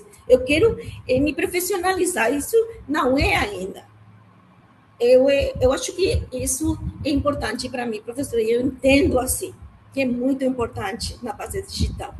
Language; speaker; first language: Portuguese; non-native, learner; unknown